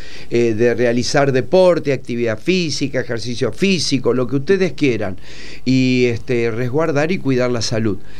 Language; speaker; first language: Spanish; native; Spanish